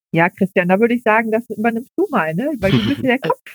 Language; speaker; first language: German; native; German